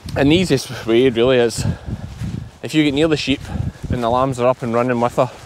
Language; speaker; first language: English; native; English